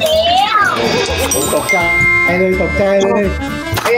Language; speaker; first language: Thai; native; Thai